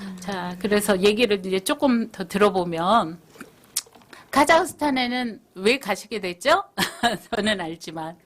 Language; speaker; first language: Korean; native; Korean